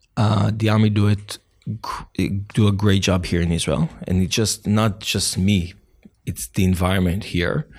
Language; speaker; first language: English; non-native, fluent; Hebrew